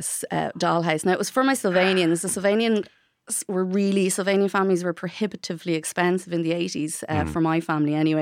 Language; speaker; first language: English; native; English